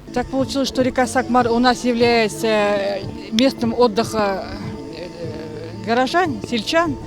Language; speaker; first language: Russian; native; Russian